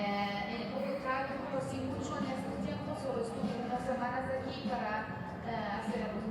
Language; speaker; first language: Spanish; non-native, fluent; German